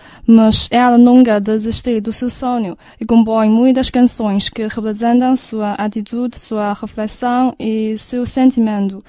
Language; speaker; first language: Portuguese; non-native, learner; Chinese